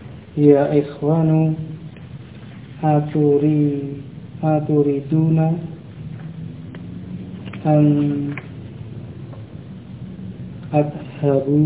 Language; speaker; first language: Arabic; non-native, learner; Indonesian